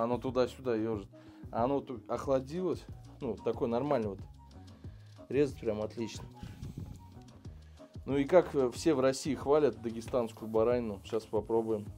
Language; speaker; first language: Russian; native; Russian